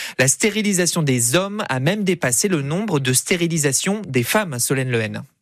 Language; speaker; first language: French; native; French